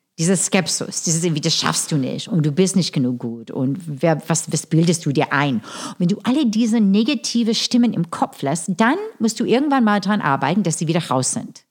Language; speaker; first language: German; non-native, fluent; English